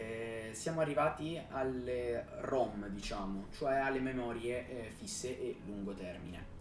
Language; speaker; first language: Italian; native; Italian